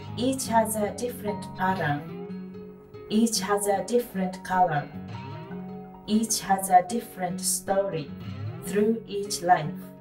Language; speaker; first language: English; non-native, fluent; Japanese